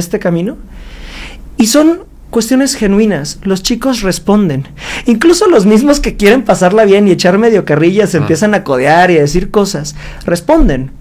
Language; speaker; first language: Spanish; native; Spanish